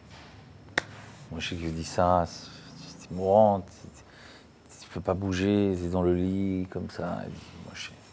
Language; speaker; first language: French; native; French